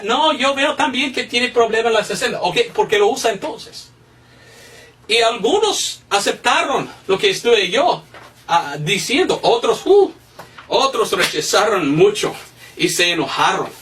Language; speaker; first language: Spanish; non-native, fluent; English